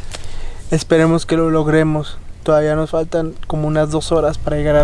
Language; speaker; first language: Spanish; native; Spanish